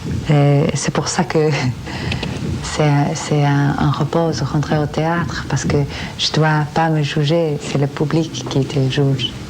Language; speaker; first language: French; non-native, fluent; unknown